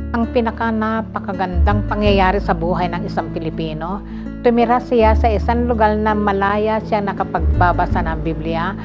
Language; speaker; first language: Filipino; native; Filipino